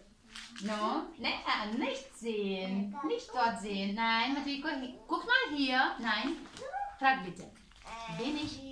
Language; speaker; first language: German; non-native, fluent; Ukrainian